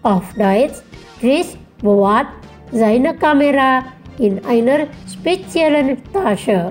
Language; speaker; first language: German; non-native, fluent; Indonesian